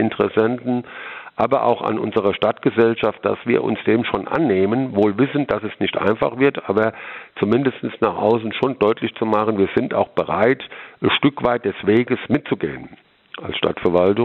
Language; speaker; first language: German; native; German